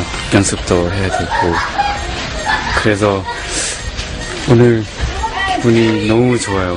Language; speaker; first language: Korean; non-native, fluent; Thai